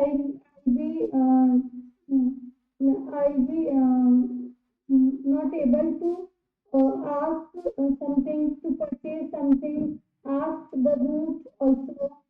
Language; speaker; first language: English; non-native, learner; Hindi